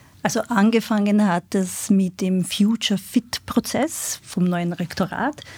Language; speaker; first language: German; non-native, fluent; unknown